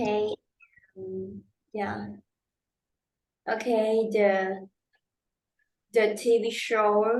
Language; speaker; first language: English; non-native, learner; Vietnamese